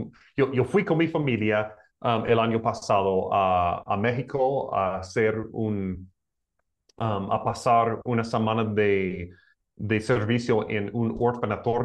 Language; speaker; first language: Spanish; non-native, learner; English